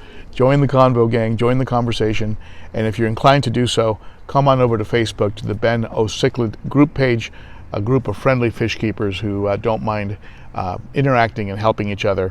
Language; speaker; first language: English; native; English